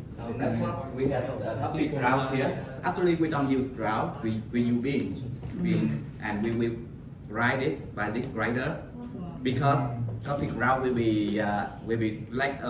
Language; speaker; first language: English; non-native, learner; Vietnamese